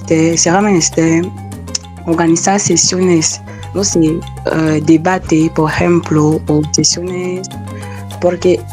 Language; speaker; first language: Spanish; non-native, fluent; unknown